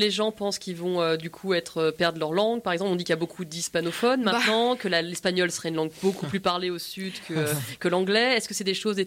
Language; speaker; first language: French; native; French